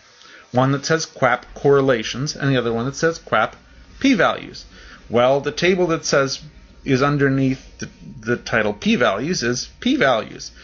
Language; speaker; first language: English; native; English